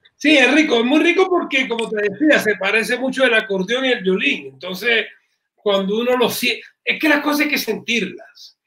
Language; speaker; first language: Spanish; native; Spanish